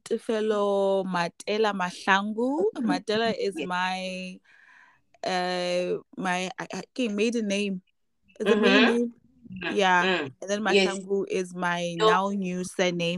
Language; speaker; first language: English; non-native, local second language; Southern Sotho